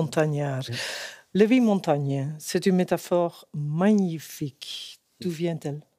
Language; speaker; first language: French; non-native, fluent; Dutch